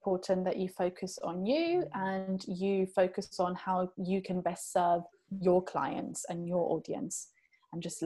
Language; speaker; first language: English; early bilingual, other home language; Italian